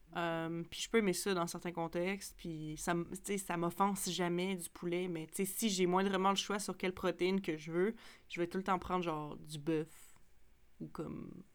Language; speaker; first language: French; native; French